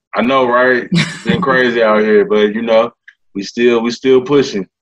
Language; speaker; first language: English; native; English